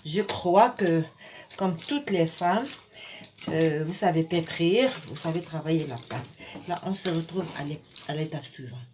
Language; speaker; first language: French; non-native, local second language; Arabic